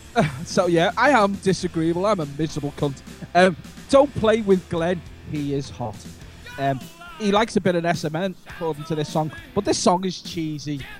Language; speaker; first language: English; native; English